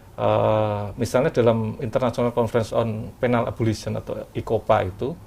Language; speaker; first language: Indonesian; native; Indonesian